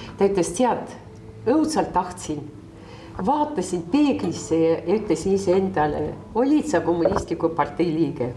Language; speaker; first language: Estonian; non-native, local second language; Russian